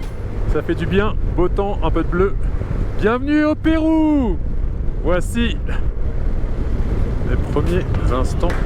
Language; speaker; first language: French; native; French